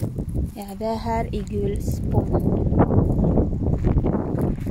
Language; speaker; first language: Swedish; non-native, learner; Filipino